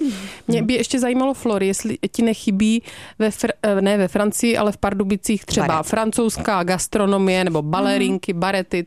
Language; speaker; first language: Czech; native; Czech